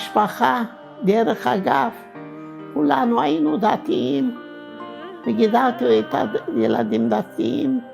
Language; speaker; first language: Hebrew; non-native, fluent; Romanian